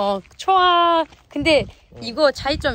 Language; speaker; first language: Korean; non-native, fluent; Turkish